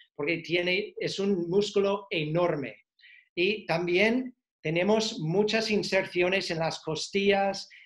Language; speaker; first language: Spanish; non-native, fluent; English